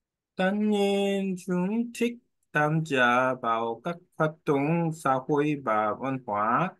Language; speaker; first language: Korean; native; Korean